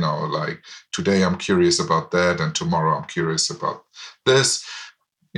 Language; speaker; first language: English; non-native, fluent; German